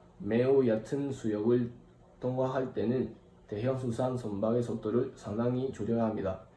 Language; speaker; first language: Korean; non-native, fluent; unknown